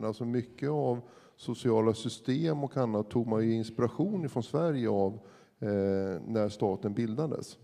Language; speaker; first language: Swedish; native; Swedish